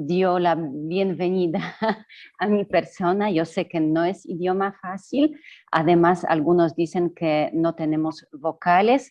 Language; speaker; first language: Spanish; non-native, fluent; Polish